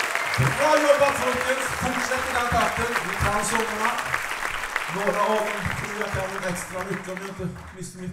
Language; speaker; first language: Swedish; native; Swedish